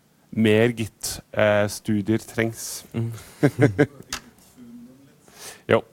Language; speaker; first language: Norwegian; native; Norwegian